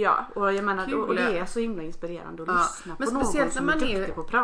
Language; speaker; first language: Swedish; native; Swedish